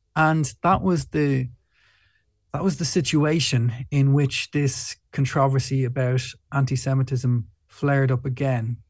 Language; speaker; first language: English; native; English